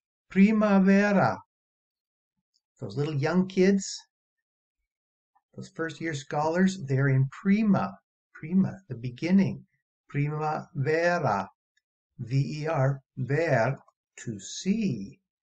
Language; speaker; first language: English; native; English